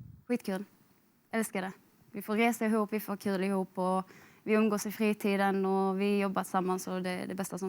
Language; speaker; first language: Swedish; native; Swedish